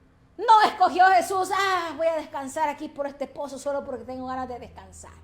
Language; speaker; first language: Spanish; native; Spanish